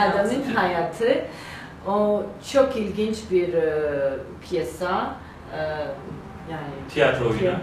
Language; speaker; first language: Turkish; non-native, learner; Georgian